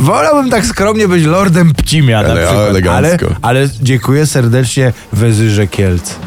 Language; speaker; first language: Polish; native; Polish